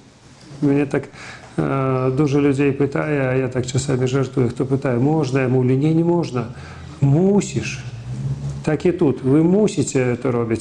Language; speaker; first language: Polish; non-native, fluent; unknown